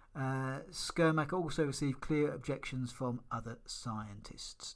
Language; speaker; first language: English; native; English